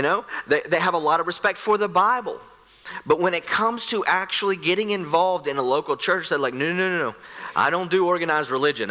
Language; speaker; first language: English; native; English